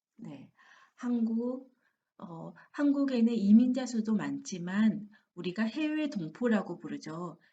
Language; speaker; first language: Korean; native; Korean